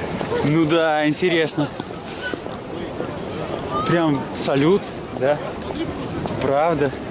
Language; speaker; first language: Russian; native; Russian